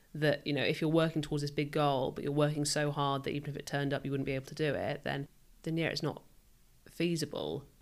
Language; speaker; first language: English; native; English